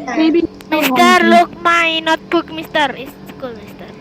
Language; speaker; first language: English; non-native, learner; Indonesian